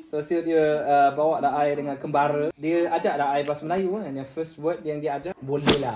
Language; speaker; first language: Malay; non-native, fluent; German